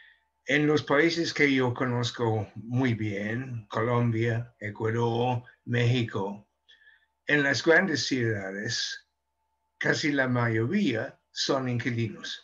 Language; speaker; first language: Spanish; non-native, fluent; English